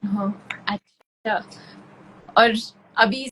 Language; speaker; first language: Hindi; non-native, local second language; Tulu